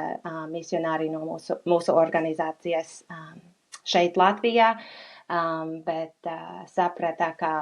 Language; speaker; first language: Latvian; non-native, fluent; English